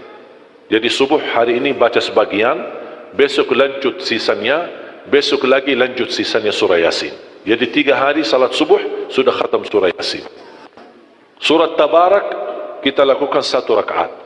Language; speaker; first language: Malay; non-native, fluent; Arabic